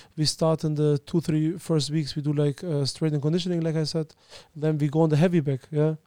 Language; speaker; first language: English; early bilingual, other home language; Albanian